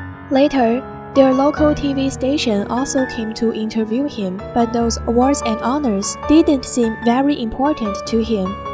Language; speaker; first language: English; non-native, learner; Chinese